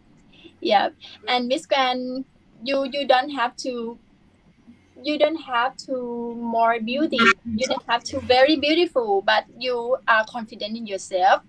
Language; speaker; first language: English; non-native, learner; Thai